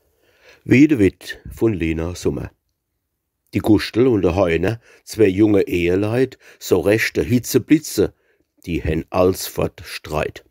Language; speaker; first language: German; native; German